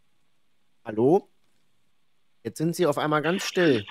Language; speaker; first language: German; native; German